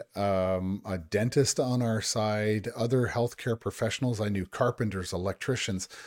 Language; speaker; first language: English; native; English